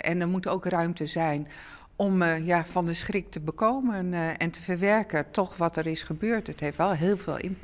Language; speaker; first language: Dutch; native; Dutch